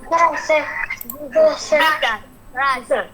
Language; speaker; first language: English; non-native, learner; Bangla